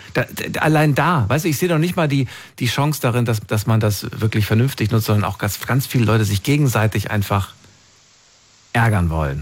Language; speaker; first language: German; native; German